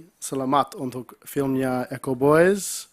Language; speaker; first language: Indonesian; non-native, learner; English